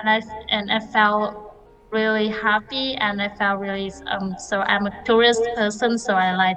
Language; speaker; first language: English; non-native, learner; Vietnamese